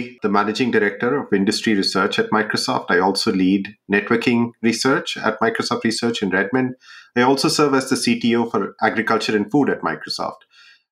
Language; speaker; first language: English; non-native, local second language; Hindi